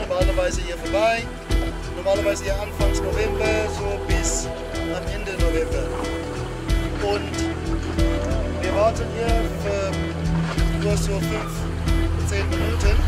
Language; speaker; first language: German; non-native, fluent; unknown